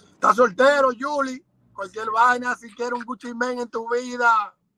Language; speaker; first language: Spanish; early bilingual, heritage; Spanish